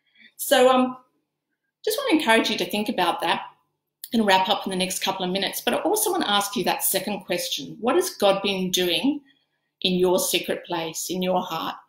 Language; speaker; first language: English; native; English